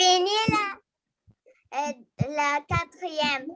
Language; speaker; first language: French; non-native, learner; Arabic